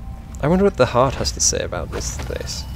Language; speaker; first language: English; native; English